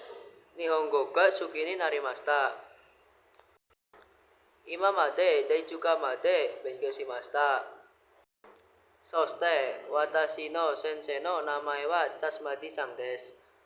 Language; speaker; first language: Japanese; non-native, learner; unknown